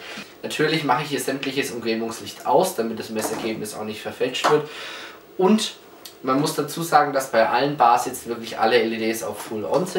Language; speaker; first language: German; native; German